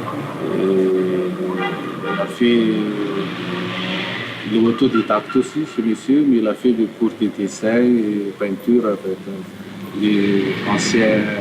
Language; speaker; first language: French; non-native, local second language; Malagasy